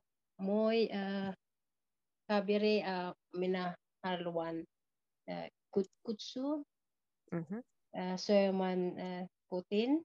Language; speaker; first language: Finnish; non-native, learner; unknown